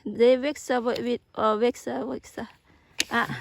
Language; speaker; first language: Swedish; non-native, learner; Thai